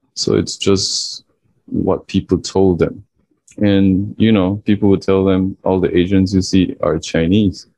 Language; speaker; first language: English; early bilingual, other home language; Chinese